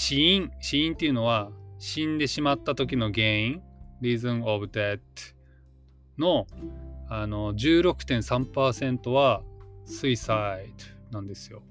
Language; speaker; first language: Japanese; native; Japanese